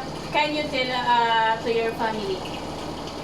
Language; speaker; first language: English; non-native, learner; Filipino